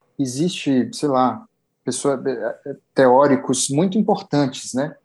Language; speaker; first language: Portuguese; native; Portuguese